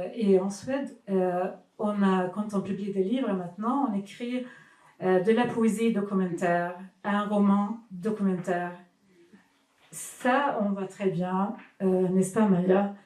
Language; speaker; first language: French; non-native, fluent; Swedish